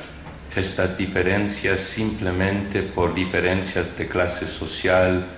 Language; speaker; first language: Spanish; non-native, fluent; English